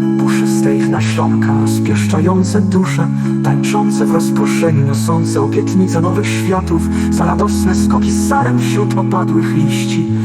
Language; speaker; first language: Polish; native; Polish